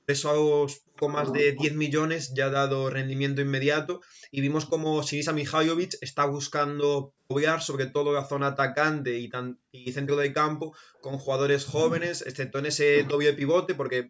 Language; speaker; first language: Spanish; native; Spanish